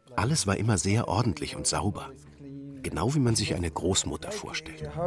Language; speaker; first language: German; native; German